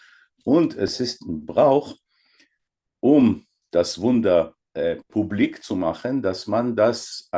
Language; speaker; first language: German; non-native, fluent; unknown